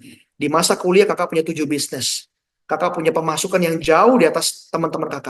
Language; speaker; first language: Indonesian; native; Indonesian